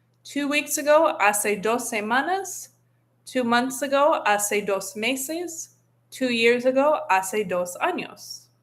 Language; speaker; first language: Spanish; non-native, fluent; English